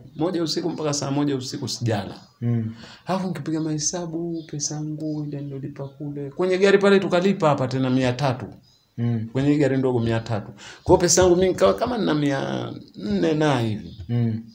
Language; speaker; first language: Swahili; native; Swahili